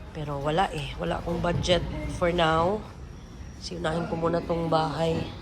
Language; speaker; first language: Filipino; non-native, local second language; Bikol